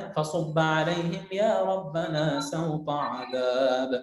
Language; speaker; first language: Arabic; native; Arabic